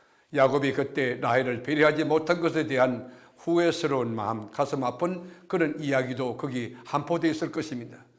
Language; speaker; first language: Korean; native; Korean